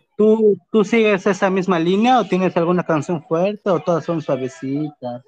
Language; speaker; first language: Spanish; native; Spanish